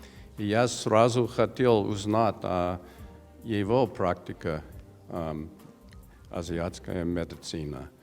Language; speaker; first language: Russian; non-native, learner; English